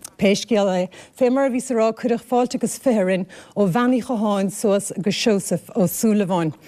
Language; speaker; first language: Irish; native; Irish